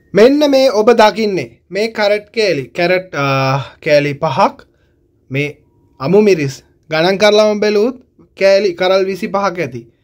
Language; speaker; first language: Sinhala; non-native, local second language; Tamil